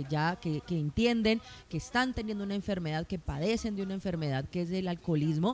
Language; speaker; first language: Spanish; native; Spanish